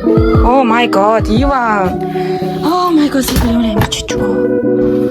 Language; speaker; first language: German; non-native, learner; Mongolian